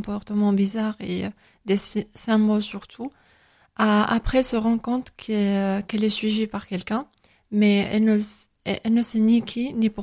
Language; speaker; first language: French; non-native, fluent; Spanish